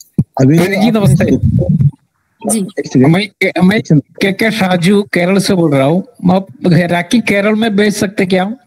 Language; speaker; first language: Hindi; non-native, local second language; Malayalam